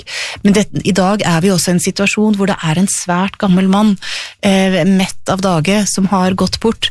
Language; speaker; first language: Norwegian; native; Norwegian